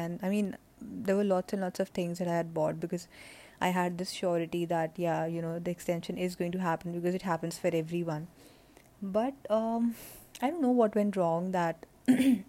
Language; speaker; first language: English; non-native, local second language; Hindi